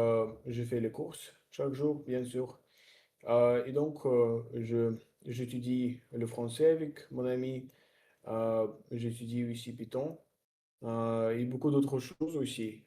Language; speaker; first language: French; non-native, fluent; Russian